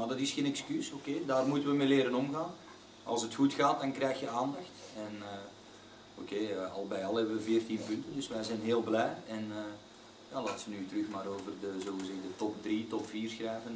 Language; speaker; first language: Dutch; native; Dutch